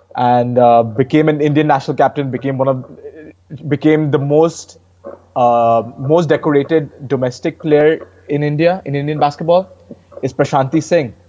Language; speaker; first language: English; non-native, local second language; Hindi